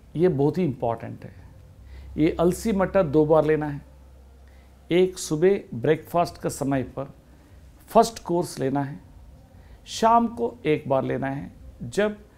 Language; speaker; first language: Hindi; non-native, local second language; Kannada